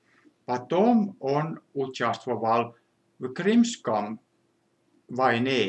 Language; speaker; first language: Russian; non-native, fluent; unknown